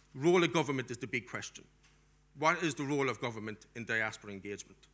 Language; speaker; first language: English; native; English